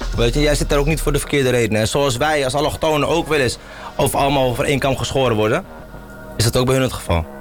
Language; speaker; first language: Dutch; early bilingual, other home language; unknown